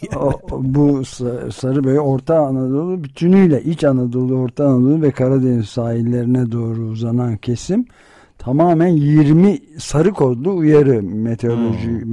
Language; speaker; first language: Turkish; native; Turkish